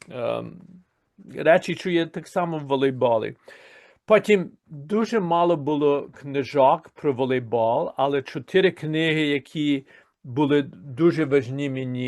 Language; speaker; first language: Ukrainian; early bilingual, heritage; Ukrainian